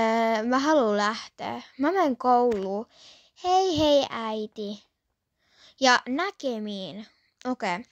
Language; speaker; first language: Finnish; early bilingual, other home language; Polish